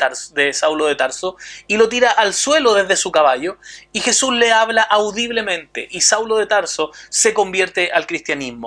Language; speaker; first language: Spanish; native; Spanish